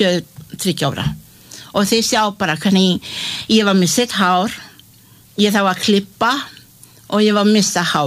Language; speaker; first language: Icelandic; non-native, learner; Malay